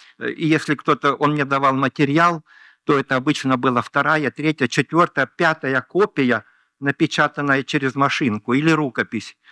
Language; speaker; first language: Russian; native; Russian